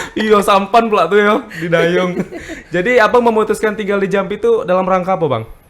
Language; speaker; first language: Indonesian; native; Indonesian